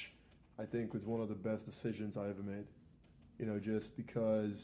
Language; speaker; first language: English; non-native, local second language; Igbo